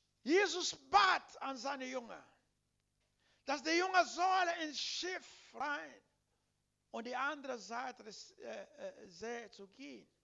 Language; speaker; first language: German; non-native, learner; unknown